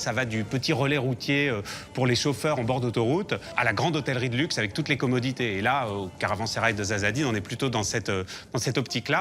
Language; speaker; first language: French; native; French